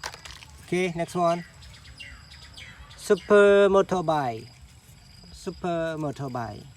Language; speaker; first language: English; non-native, local second language; Indonesian